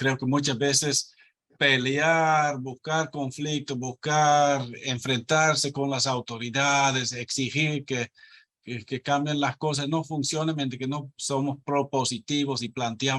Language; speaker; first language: Spanish; non-native, fluent; Dutch